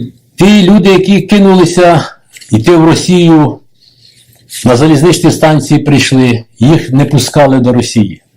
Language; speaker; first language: Ukrainian; native; Ukrainian